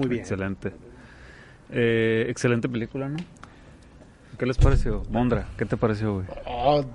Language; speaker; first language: Spanish; native; Spanish